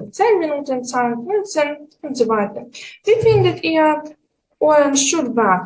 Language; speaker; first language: German; non-native, fluent; Ukrainian